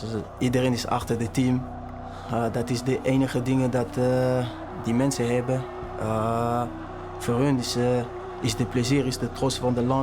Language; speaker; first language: Dutch; non-native, learner; French